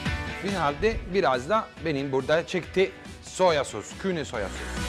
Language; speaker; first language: Turkish; non-native, learner; Italian